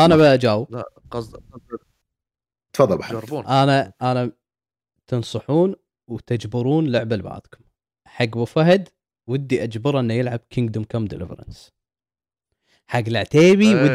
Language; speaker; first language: Arabic; native; Arabic